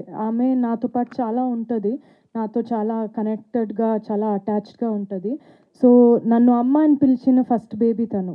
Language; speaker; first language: Telugu; non-native, fluent; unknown